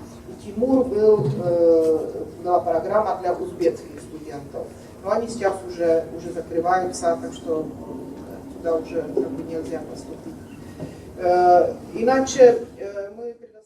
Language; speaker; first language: Russian; non-native, fluent; Czech